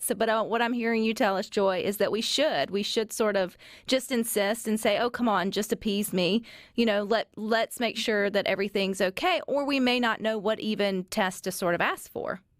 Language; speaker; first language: English; native; English